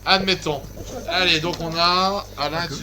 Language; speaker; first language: French; native; French